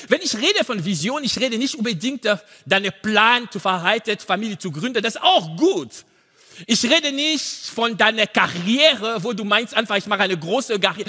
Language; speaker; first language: German; non-native, learner; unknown